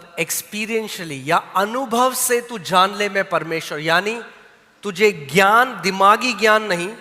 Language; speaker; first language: Hindi; native; Hindi